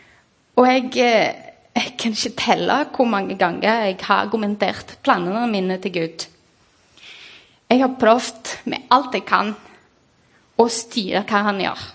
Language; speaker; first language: Norwegian; non-native, fluent; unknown